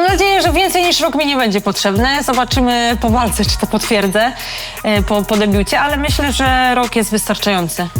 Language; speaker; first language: Polish; native; Polish